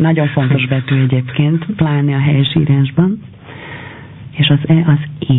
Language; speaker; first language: Hungarian; non-native, fluent; Albanian